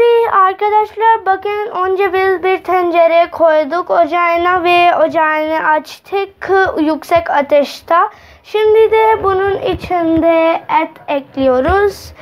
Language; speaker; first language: Turkish; non-native, fluent; Urdu